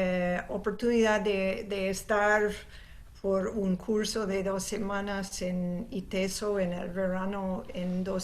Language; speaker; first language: Spanish; non-native, fluent; English